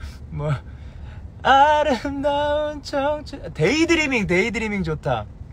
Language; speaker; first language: Korean; early bilingual, heritage; Korean